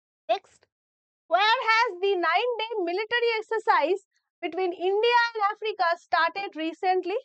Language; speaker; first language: English; non-native, local second language; Bangla